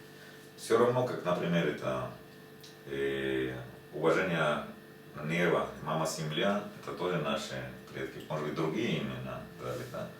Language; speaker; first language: Russian; non-native, learner; Spanish